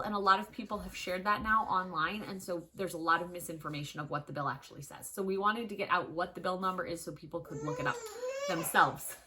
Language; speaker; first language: English; native; English